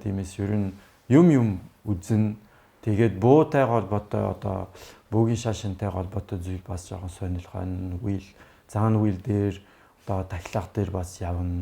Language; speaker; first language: Mongolian; non-native, fluent; French